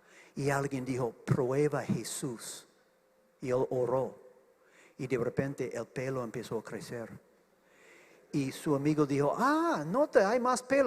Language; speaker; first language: Spanish; non-native, fluent; English